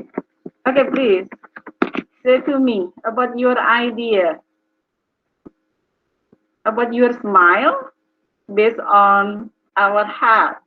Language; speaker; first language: English; non-native, learner; Indonesian